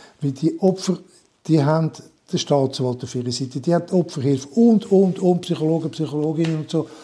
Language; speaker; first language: German; non-native, local second language; French